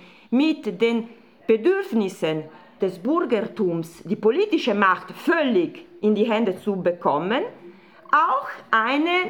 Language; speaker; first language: German; non-native, fluent; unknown